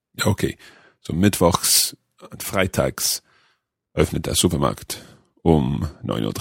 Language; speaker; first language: German; non-native, learner; English